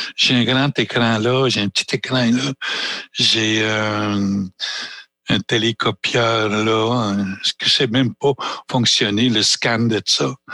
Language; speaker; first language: French; non-native, local second language; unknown